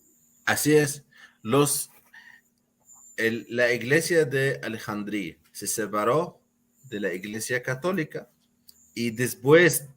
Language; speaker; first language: Spanish; non-native, fluent; Arabic